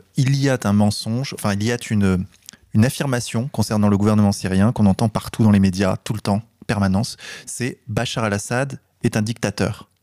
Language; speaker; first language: French; native; French